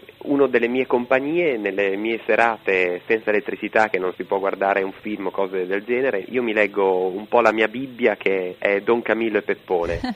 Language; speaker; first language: Italian; native; Italian